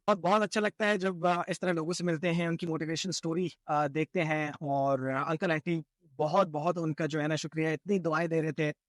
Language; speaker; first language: Urdu; early bilingual, heritage; Urdu